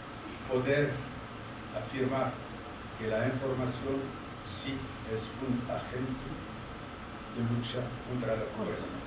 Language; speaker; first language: Spanish; non-native, fluent; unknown